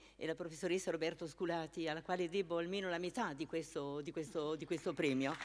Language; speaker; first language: Italian; non-native, fluent; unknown